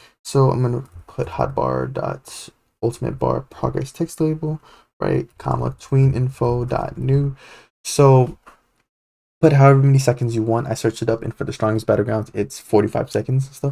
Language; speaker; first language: English; native; English